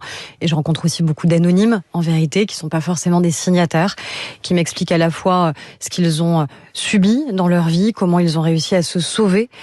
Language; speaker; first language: French; native; French